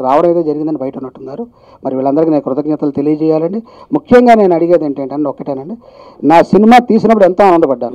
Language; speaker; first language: Telugu; native; Telugu